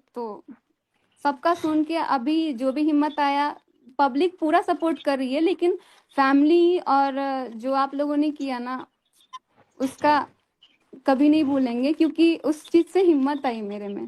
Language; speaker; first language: Hindi; native; Hindi